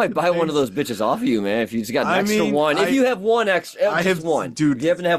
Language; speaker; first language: English; native; English